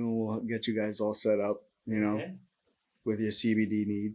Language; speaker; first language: English; native; English